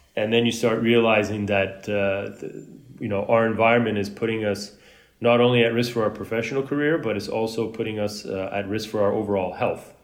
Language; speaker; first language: English; early bilingual, other home language; Spanish